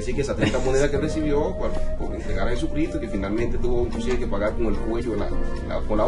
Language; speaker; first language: Spanish; native; Spanish